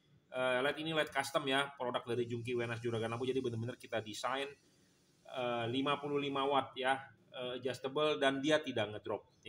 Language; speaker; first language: Indonesian; native; Indonesian